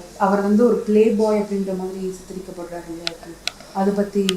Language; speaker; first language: Tamil; native; Tamil